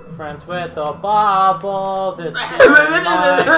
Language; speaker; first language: English; native; English